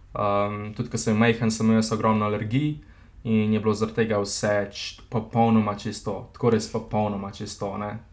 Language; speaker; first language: Slovenian; native; Slovenian